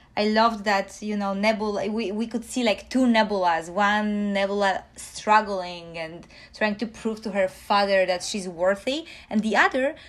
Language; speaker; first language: English; non-native, fluent; Polish